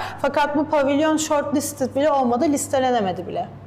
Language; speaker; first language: Turkish; native; Turkish